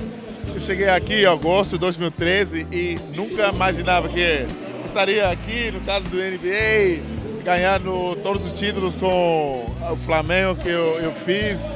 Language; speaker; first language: Portuguese; non-native, fluent; English